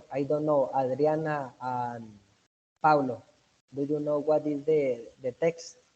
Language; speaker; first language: English; non-native, learner; Spanish